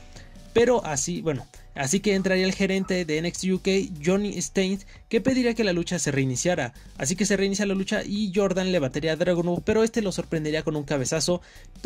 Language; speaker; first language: Spanish; native; Spanish